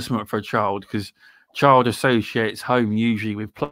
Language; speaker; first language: English; native; English